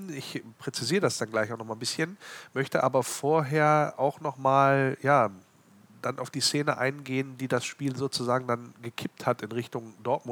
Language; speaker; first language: German; native; German